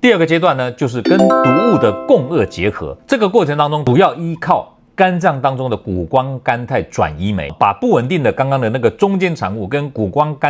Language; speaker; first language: Chinese; native; Chinese